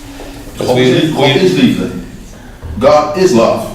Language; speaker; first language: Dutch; non-native, learner; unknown